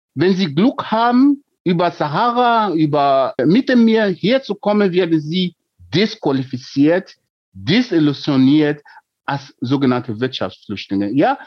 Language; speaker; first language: German; non-native, fluent; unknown